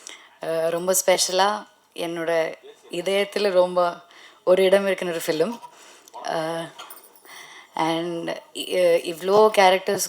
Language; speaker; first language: Tamil; non-native, learner; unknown